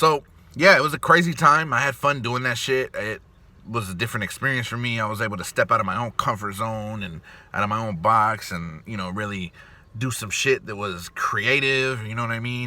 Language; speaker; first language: English; native; English